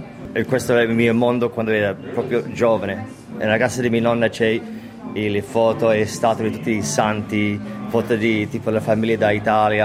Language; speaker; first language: Italian; early bilingual, heritage; English